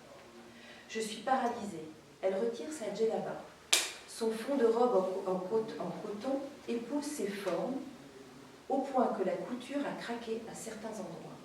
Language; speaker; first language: French; native; French